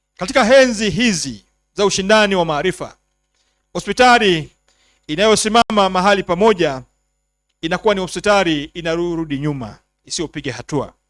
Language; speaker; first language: Swahili; native; Swahili